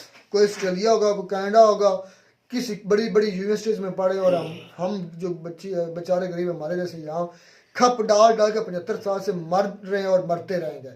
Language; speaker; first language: Urdu; non-native, local second language; Kashmiri